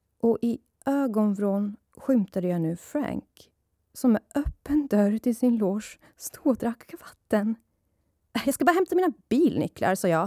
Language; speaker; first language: Swedish; early bilingual, other home language; Persian